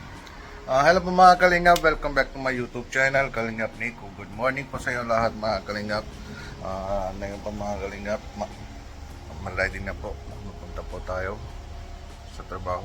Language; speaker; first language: Filipino; non-native, local second language; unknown